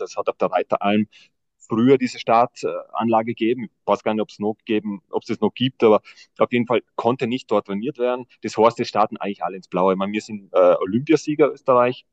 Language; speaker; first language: German; native; German